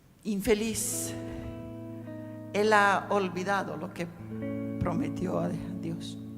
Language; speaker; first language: Spanish; non-native, fluent; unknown